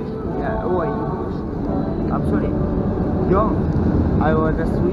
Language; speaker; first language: English; non-native, learner; Russian